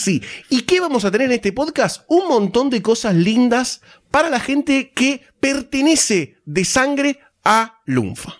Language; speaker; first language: Spanish; native; Spanish